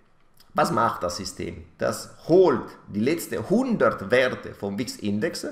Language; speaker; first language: German; non-native, fluent; Italian